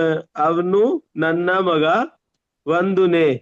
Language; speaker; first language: Kannada; non-native, learner; Hindi